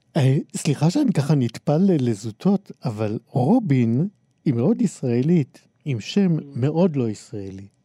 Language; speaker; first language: Hebrew; native; Hebrew